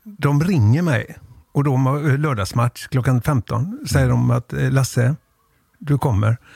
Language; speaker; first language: Swedish; native; Swedish